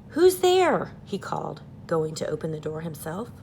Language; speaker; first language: English; native; English